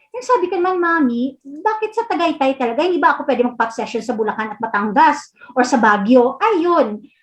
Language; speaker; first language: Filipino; non-native, local second language; Hiligaynon